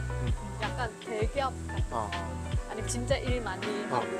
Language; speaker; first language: Korean; non-native, fluent; Vietnamese